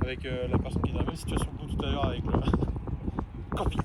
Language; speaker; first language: French; native; French